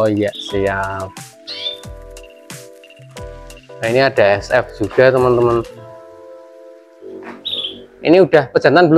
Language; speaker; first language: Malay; non-native, local second language; Javanese